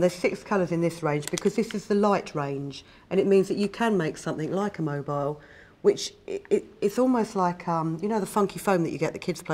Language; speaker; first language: English; native; English